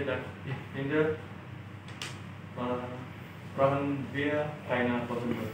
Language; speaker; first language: German; non-native, learner; Indonesian